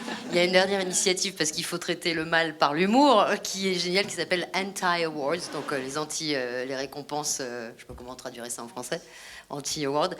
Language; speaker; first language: French; native; French